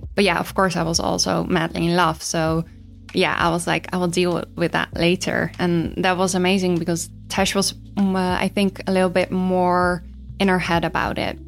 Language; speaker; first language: English; non-native, fluent; Dutch